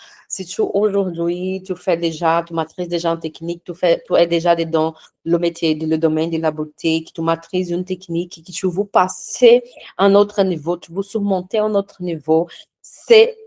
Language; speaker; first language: French; non-native, fluent; Portuguese